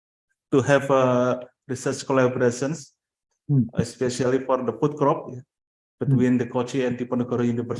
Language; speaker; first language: English; non-native, fluent; Indonesian